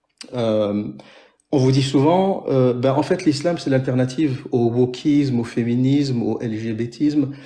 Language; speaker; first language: French; native; French